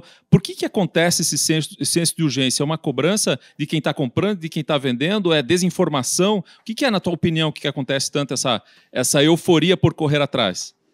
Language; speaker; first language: Portuguese; native; Portuguese